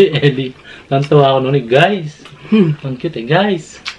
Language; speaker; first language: Filipino; native; Filipino